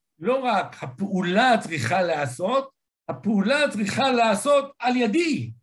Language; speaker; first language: Hebrew; native; Hebrew